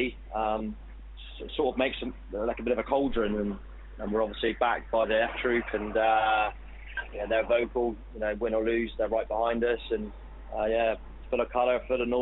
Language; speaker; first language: English; native; English